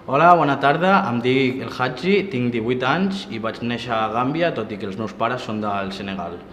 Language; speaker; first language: Catalan; non-native, fluent; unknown